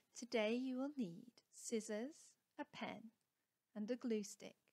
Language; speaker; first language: English; native; English